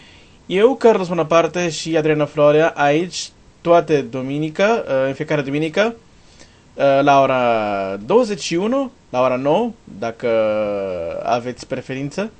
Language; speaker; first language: Romanian; non-native, learner; Portuguese